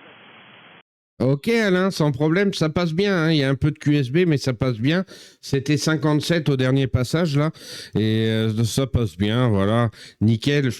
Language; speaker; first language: French; native; French